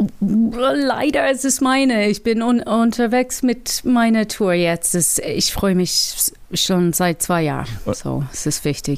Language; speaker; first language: German; non-native, learner; English